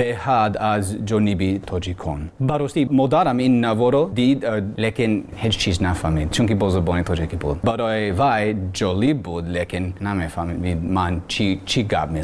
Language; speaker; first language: Persian; non-native, learner; English